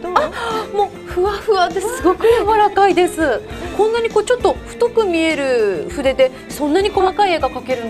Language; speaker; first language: Japanese; native; Japanese